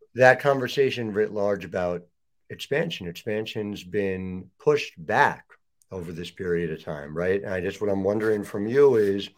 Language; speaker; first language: English; native; English